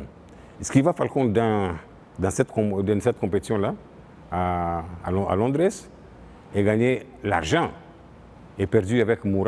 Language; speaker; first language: French; non-native, fluent; Portuguese